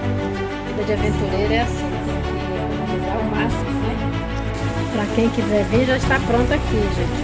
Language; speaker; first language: Portuguese; native; Portuguese